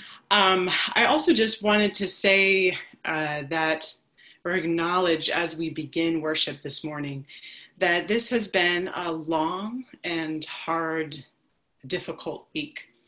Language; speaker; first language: English; native; English